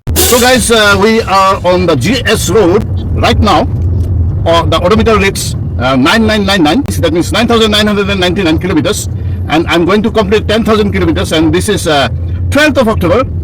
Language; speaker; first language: English; non-native, local second language; Bangla